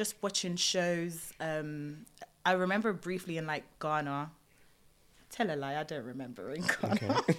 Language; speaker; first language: English; native; English